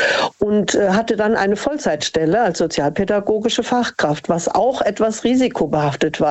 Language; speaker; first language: German; native; German